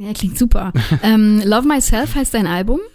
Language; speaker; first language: German; native; German